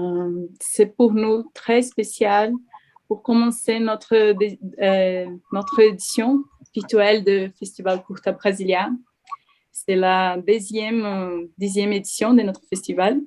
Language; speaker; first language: French; non-native, local second language; Portuguese